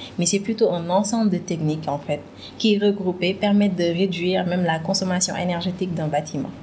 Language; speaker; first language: French; non-native, local second language; Wolof